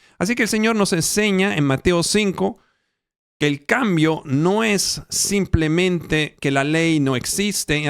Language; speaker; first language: Spanish; non-native, fluent; Italian